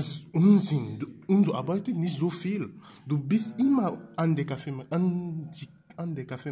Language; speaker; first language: German; non-native, learner; French